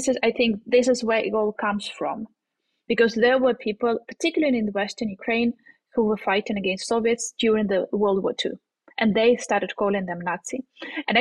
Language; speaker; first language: English; non-native, fluent; Ukrainian